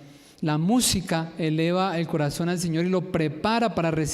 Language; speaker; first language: Spanish; native; Spanish